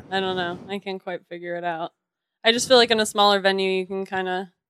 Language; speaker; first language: English; native; English